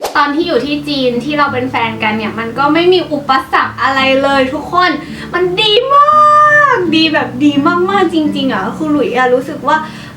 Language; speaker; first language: Thai; native; Thai